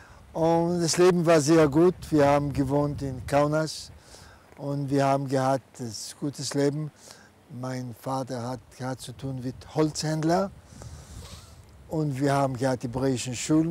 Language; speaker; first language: German; non-native, fluent; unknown